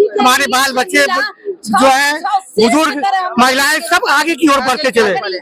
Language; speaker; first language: Hindi; native; Hindi